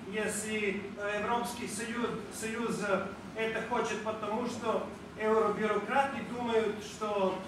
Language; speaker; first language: Russian; non-native, learner; Serbian